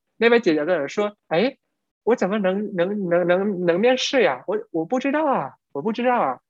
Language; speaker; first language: Chinese; non-native, fluent; Vietnamese